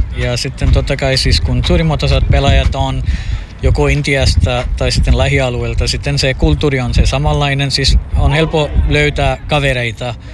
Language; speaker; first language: Finnish; non-native, fluent; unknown